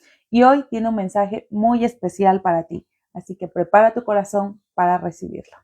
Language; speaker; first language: Spanish; native; Spanish